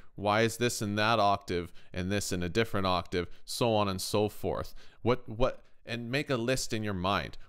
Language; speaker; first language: English; native; English